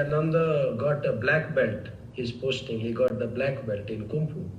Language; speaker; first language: English; non-native, local second language; Bangla